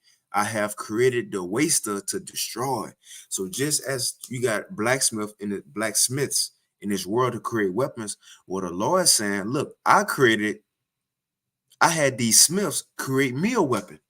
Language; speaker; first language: English; native; English